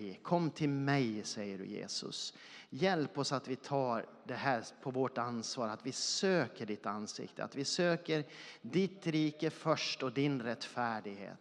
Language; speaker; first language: Swedish; native; Swedish